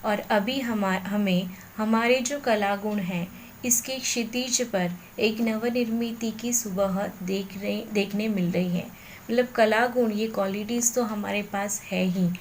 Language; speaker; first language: Hindi; non-native, local second language; Marathi